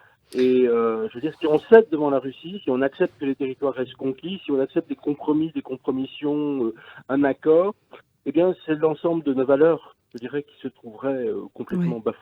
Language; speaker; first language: French; native; French